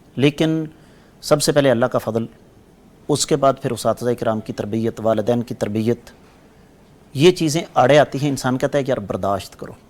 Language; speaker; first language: Urdu; non-native, local second language; Punjabi